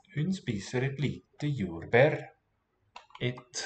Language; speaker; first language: Norwegian; non-native, learner; English